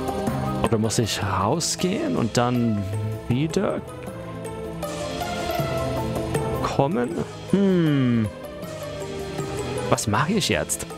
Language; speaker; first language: German; non-native, fluent; English